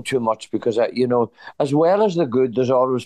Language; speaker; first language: English; native; English